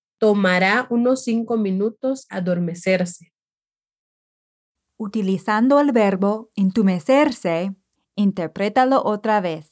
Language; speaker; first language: Spanish; non-native, fluent; English